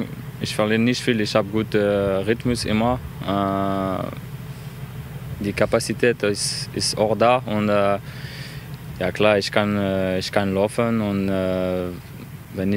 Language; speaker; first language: German; non-native, learner; French